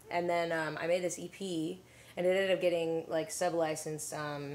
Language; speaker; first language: English; native; English